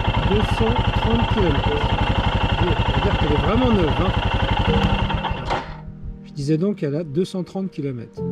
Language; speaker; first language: French; native; French